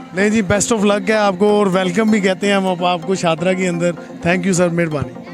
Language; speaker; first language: Urdu; non-native, local second language; Punjabi